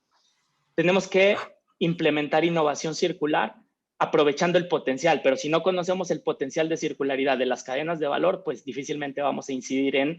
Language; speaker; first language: Spanish; native; Spanish